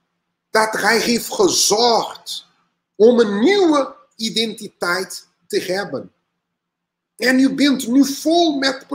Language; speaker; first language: Dutch; non-native, learner; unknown